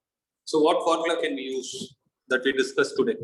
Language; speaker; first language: English; non-native, local second language; Tamil